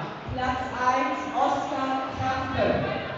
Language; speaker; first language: German; native; German